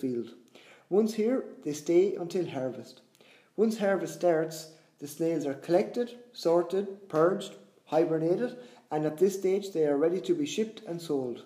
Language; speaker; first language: English; native; English